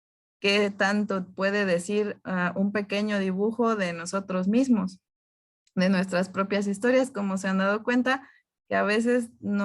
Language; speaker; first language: Spanish; native; Spanish